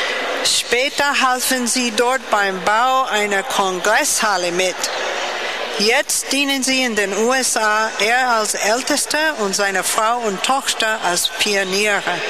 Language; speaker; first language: German; non-native, fluent; English